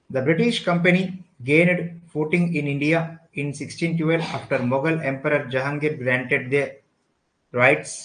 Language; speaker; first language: English; non-native, local second language; Telugu